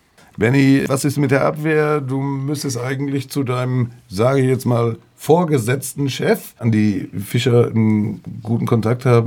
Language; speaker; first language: German; native; German